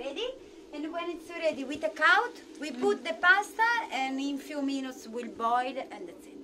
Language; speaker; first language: English; non-native, learner; Italian